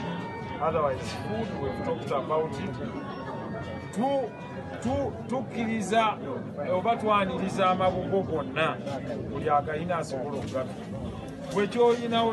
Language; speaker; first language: English; non-native, local second language; Ganda